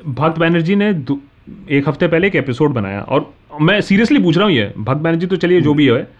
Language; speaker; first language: Hindi; native; Hindi